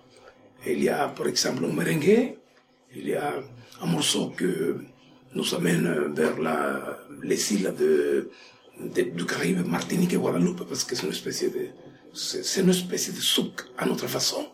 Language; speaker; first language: French; non-native, fluent; Spanish